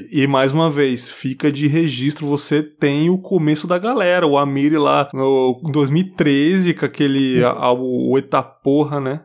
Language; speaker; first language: Portuguese; native; Portuguese